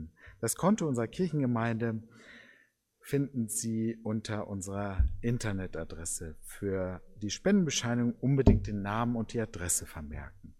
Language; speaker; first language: German; native; German